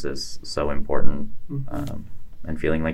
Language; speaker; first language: English; native; English